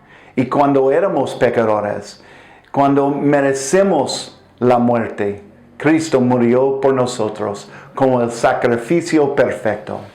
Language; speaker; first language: Spanish; non-native, fluent; English